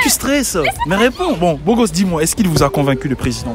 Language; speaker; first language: French; native; French